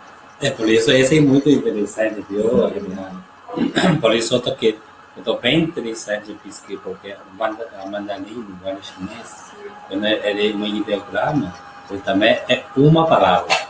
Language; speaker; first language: Portuguese; non-native, learner; Chinese